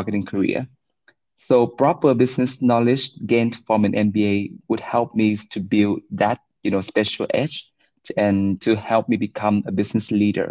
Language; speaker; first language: English; non-native, fluent; Vietnamese